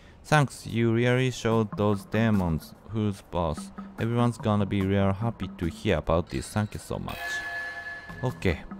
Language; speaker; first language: English; non-native, learner; Japanese